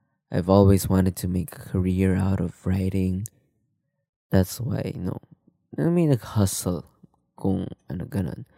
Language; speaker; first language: English; non-native, local second language; Filipino